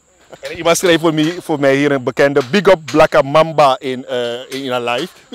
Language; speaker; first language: Dutch; native; Dutch